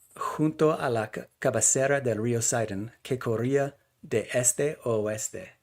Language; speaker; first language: Spanish; non-native, learner; English